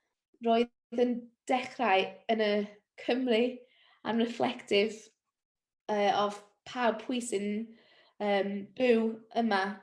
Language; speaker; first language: Welsh; non-native, learner; English